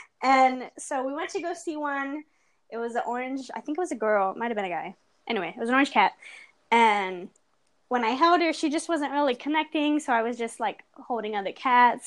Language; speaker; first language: English; native; English